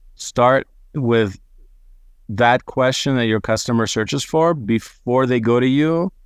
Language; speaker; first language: English; non-native, fluent; Hebrew